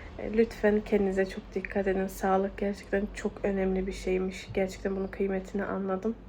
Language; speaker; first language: Turkish; early bilingual, heritage; Turkish